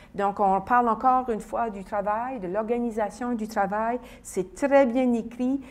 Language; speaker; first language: French; native; French